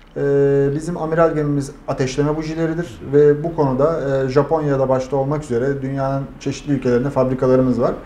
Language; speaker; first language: Turkish; native; Turkish